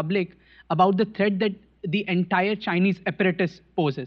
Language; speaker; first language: English; non-native, local second language; Hindi